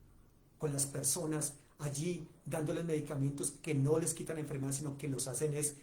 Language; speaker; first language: Spanish; native; Spanish